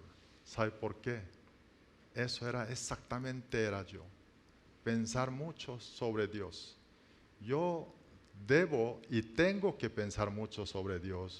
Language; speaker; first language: Spanish; non-native, learner; Korean